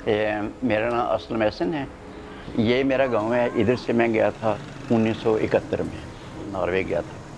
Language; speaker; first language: Hindi; non-native, local second language; Punjabi